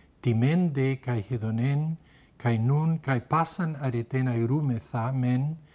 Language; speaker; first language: Greek; non-native, fluent; Spanish